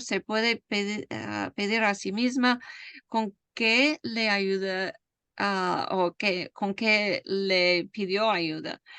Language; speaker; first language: Spanish; non-native, fluent; English